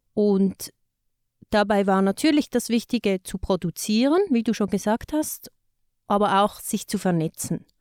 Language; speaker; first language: German; native; German